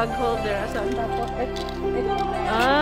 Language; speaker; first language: Filipino; native; Filipino